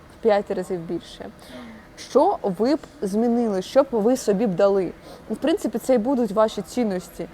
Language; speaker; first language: Ukrainian; non-native, local second language; Russian